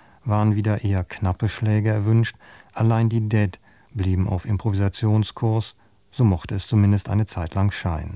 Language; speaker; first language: German; native; German